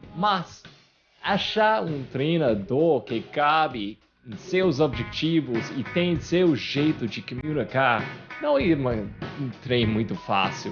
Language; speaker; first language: Portuguese; non-native, fluent; English